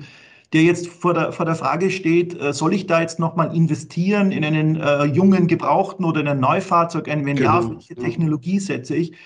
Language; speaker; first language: German; native; German